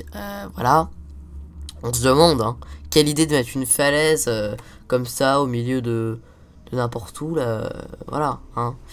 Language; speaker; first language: French; native; French